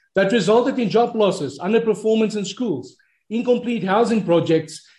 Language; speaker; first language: English; non-native, local second language; Afrikaans